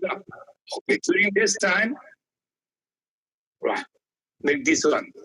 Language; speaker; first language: English; non-native, learner; Korean